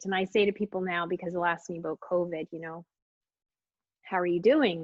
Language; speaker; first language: English; native; English